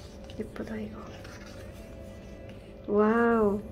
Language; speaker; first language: Korean; non-native, learner; Kazakh